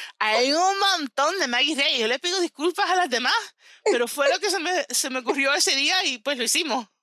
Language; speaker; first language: Spanish; early bilingual, heritage; Spanish